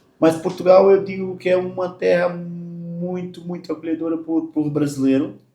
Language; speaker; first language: Portuguese; native; Portuguese